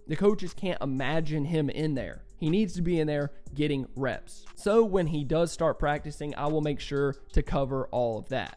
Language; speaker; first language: English; native; English